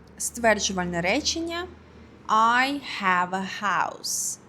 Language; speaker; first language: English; non-native, fluent; Ukrainian